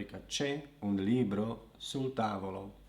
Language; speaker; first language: Italian; non-native, fluent; Slovak